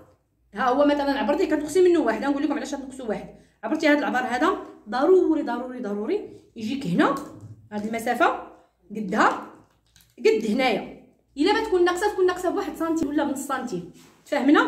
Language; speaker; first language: Arabic; native; Arabic